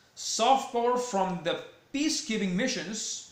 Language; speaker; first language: English; non-native, local second language; Urdu